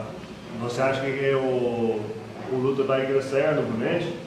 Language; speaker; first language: Portuguese; non-native, learner; English